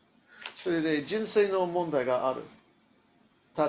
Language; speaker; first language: Japanese; non-native, learner; English